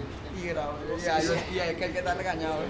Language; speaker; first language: Spanish; native; Spanish